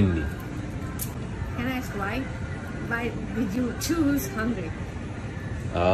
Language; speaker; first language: English; non-native, learner; Hungarian